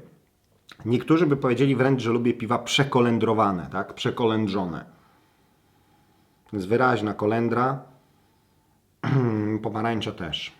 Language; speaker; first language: Polish; native; Polish